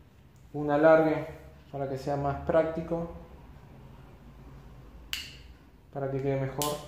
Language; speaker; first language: Spanish; native; Spanish